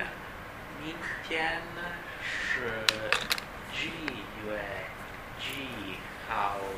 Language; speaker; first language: Chinese; non-native, learner; Italian